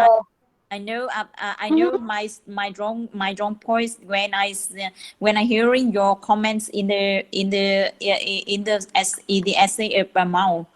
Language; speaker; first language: English; non-native, learner; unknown